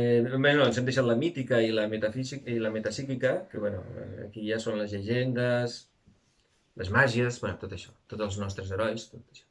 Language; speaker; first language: Catalan; native; Catalan